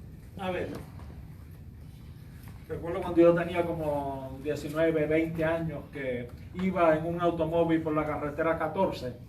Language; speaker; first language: Spanish; native; Spanish